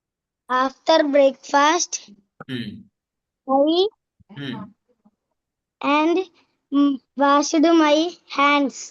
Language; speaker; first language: English; non-native, learner; Malayalam